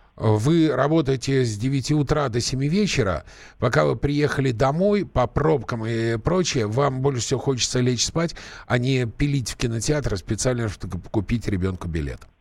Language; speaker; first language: Russian; native; Russian